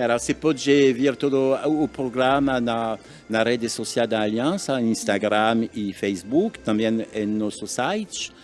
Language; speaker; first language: Portuguese; non-native, learner; French